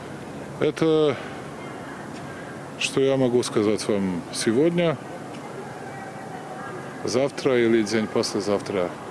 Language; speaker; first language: Russian; non-native, learner; Serbian